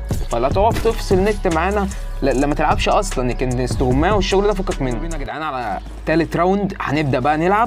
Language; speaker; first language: Arabic; native; Arabic